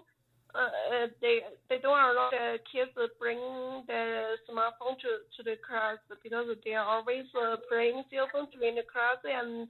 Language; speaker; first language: English; non-native, learner; Chinese